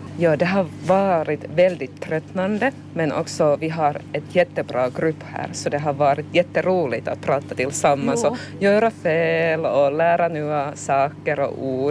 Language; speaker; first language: Swedish; non-native, local second language; Finnish